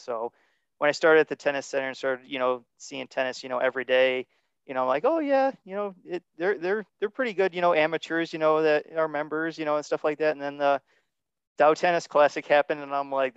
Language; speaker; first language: English; native; English